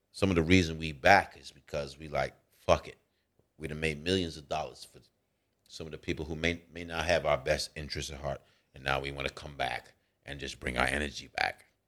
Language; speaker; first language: English; native; English